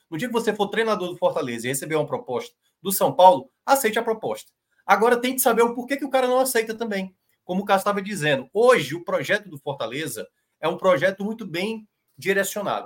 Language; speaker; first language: Portuguese; native; Portuguese